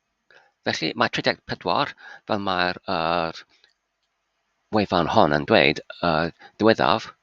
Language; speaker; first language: Welsh; non-native, fluent; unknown